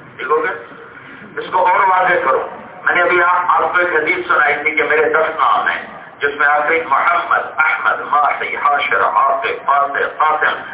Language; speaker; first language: Urdu; non-native, local second language; Punjabi